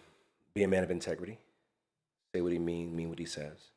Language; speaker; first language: English; native; English